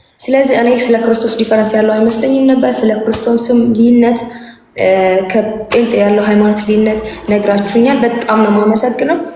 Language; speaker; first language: Amharic; non-native, local second language; Tigrinya